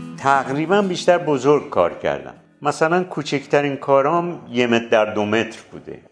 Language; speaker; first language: Persian; native; Persian